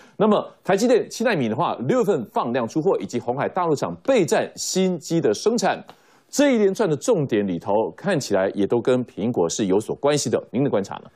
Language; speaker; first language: Chinese; native; Chinese